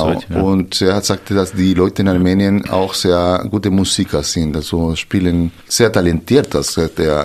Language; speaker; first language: German; non-native, fluent; Spanish